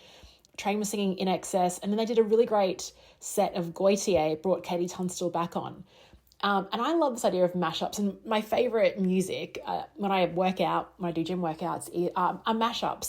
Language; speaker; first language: English; native; English